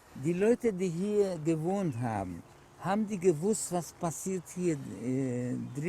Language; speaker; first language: German; non-native, learner; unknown